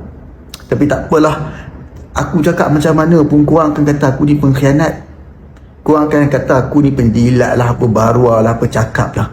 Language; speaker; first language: Malay; native; Malay